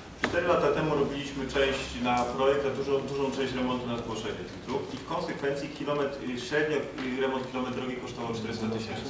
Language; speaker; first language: Polish; native; Polish